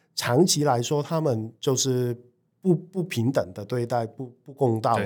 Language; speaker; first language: Chinese; non-native, local second language; Cantonese